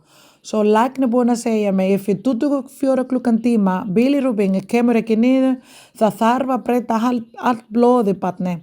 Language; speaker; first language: Icelandic; non-native, learner; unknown